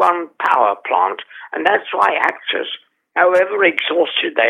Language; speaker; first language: English; native; English